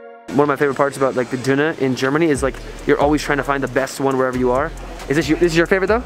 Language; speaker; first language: English; native; English